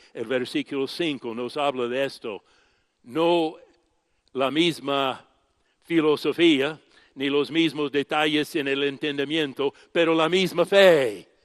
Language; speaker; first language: Spanish; non-native, fluent; English